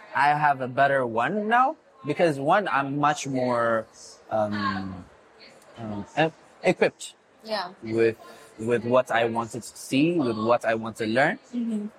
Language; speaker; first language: English; non-native, fluent; Amharic